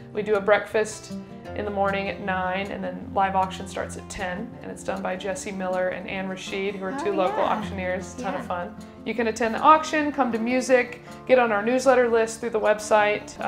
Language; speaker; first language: English; native; English